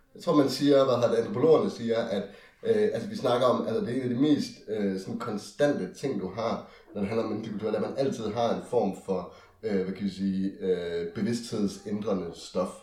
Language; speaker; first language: Danish; native; Danish